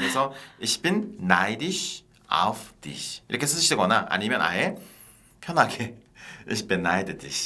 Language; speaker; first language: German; non-native, fluent; Korean